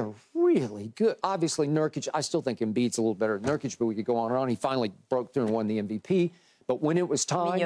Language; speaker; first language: English; native; English